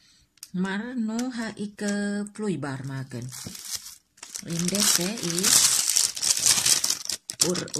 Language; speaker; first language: Dutch; non-native, learner; Indonesian